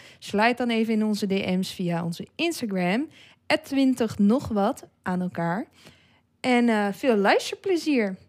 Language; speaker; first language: Dutch; native; Dutch